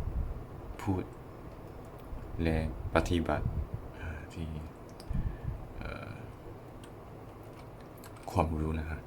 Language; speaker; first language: Thai; non-native, learner; English